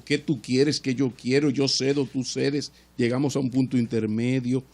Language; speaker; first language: Spanish; native; Spanish